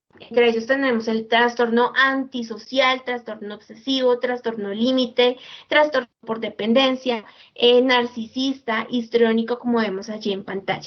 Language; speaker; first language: Spanish; native; Spanish